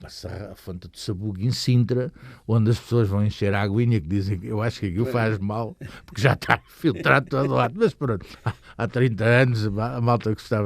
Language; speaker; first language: Portuguese; native; Portuguese